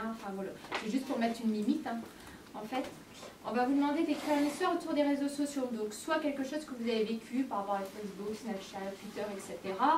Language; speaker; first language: French; native; French